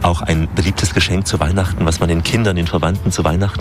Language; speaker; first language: German; native; German